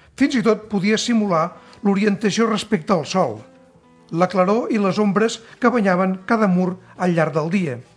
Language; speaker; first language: Catalan; native; Catalan